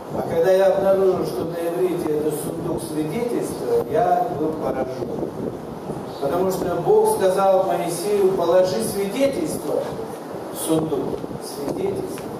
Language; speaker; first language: Russian; non-native, local second language; Kazakh